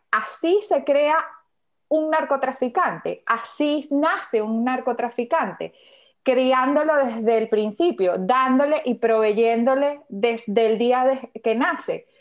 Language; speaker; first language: Spanish; native; Spanish